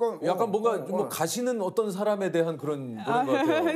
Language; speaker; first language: Korean; native; Korean